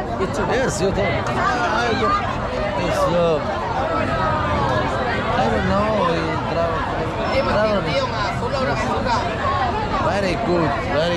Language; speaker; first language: English; non-native, learner; Czech